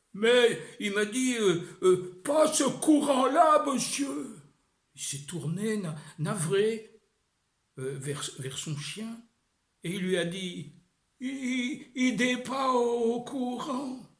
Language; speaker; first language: French; native; French